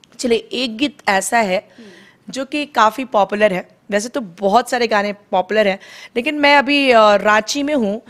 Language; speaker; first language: Hindi; native; Hindi